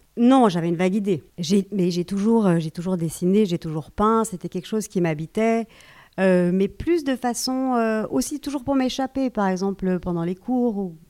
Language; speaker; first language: French; native; French